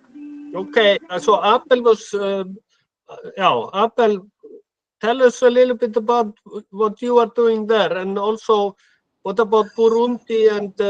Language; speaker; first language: English; non-native, fluent; Icelandic